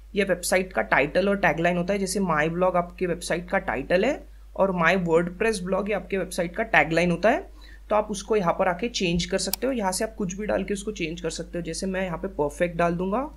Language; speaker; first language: Hindi; native; Hindi